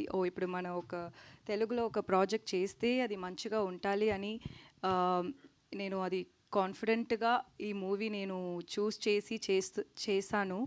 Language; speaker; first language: Telugu; non-native, learner; Tamil